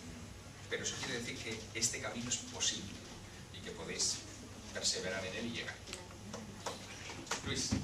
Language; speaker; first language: Spanish; native; Spanish